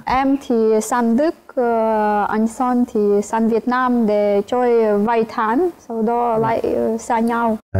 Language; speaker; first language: Vietnamese; non-native, fluent; Ukrainian